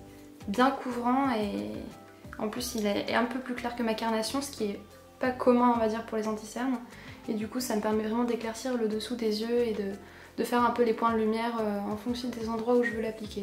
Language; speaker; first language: French; native; French